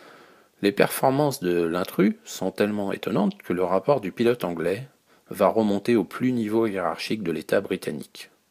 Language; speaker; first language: French; native; French